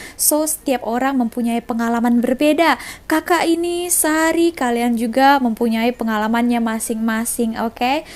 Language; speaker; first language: Indonesian; native; Indonesian